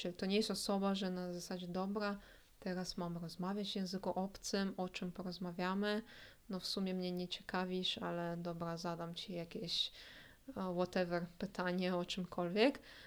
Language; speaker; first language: Polish; non-native, fluent; Russian